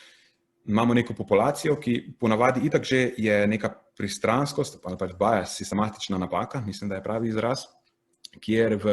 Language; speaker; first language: Slovenian; native; Slovenian